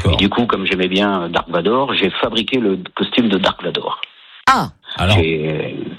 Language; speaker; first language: French; native; French